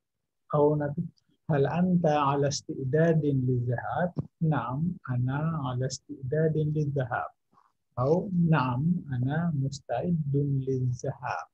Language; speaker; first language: Arabic; non-native, fluent; Indonesian